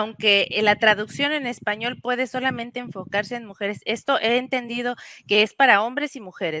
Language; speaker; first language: Spanish; native; Spanish